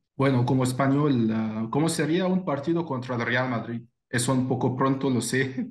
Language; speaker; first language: Spanish; non-native, fluent; Arabic